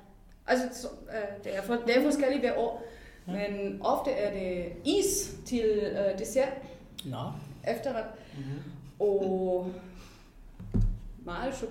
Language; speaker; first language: Danish; non-native, fluent; German